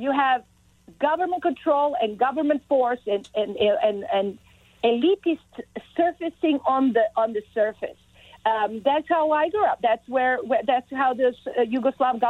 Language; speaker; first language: English; non-native, fluent; Serbian